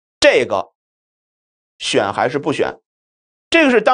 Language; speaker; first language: Chinese; native; Chinese